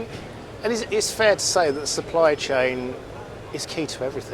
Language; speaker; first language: English; native; English